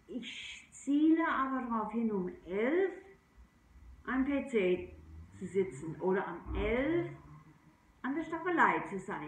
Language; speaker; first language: German; non-native, fluent; English